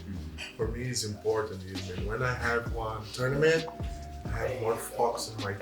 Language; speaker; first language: English; non-native, learner; Portuguese